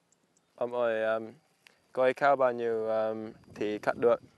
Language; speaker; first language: Vietnamese; non-native, learner; English